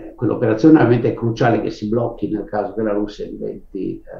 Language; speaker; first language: Italian; native; Italian